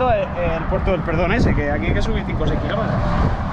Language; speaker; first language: Spanish; native; Spanish